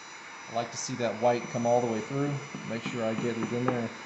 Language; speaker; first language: English; native; English